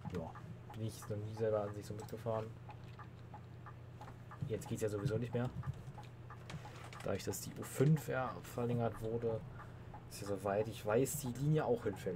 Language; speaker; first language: German; native; German